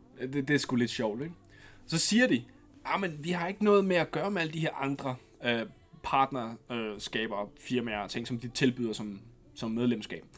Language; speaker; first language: Danish; native; Danish